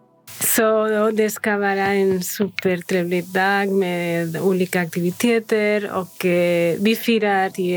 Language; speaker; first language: Swedish; non-native, fluent; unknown